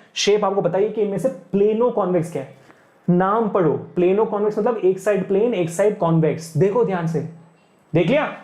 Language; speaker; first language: Hindi; native; Hindi